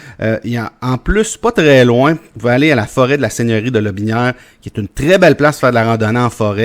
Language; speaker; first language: French; native; French